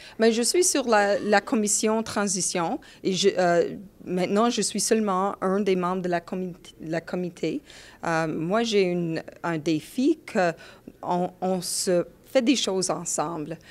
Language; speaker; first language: French; non-native, learner; English